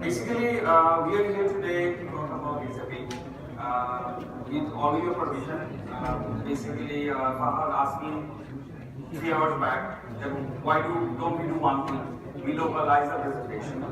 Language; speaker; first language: English; non-native, local second language; Bangla